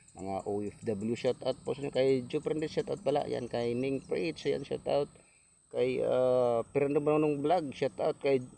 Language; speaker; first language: Filipino; non-native, local second language; Waray